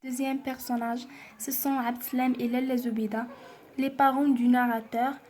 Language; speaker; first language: French; non-native, local second language; Arabic